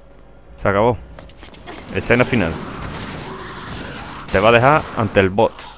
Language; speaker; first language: Spanish; native; Spanish